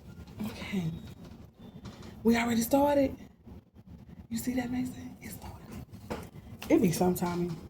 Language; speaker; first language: English; native; English